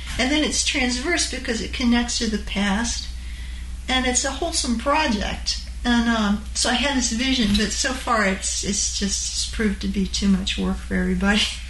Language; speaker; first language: English; native; English